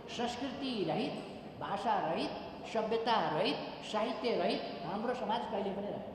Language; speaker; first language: Nepali; native; Nepali